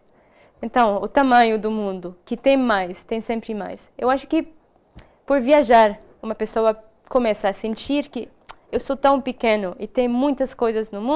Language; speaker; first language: Portuguese; non-native, fluent; Arabic